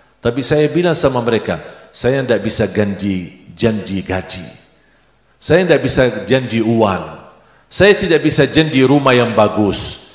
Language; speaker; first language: Indonesian; non-native, fluent; Arabic